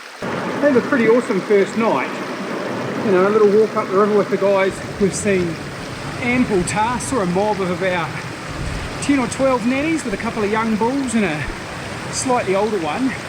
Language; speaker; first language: English; native; English